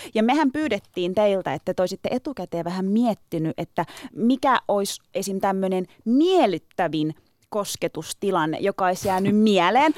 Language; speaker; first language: Finnish; early bilingual, other home language; Turkish